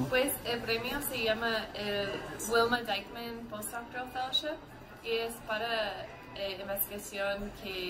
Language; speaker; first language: Spanish; early bilingual, heritage; English